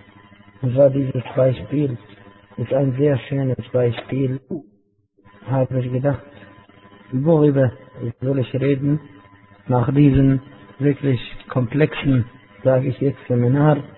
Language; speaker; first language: German; non-native, fluent; Arabic